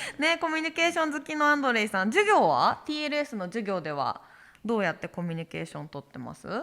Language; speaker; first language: Japanese; native; Japanese